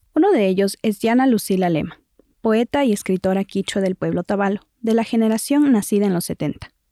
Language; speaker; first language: Spanish; native; Spanish